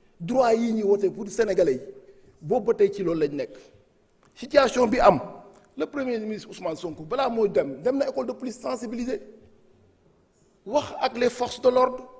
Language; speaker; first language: Wolof; non-native, local second language; Fula